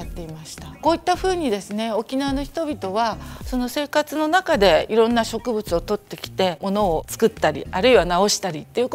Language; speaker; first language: Japanese; native; Japanese